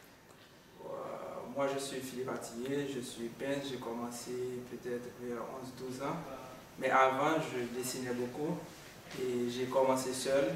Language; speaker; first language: French; non-native, local second language; Haitian Creole